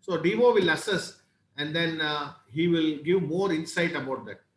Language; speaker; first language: English; non-native, local second language; Tamil